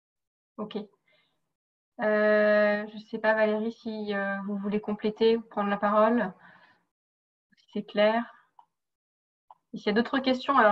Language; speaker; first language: French; native; French